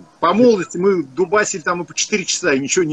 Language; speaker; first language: Russian; native; Russian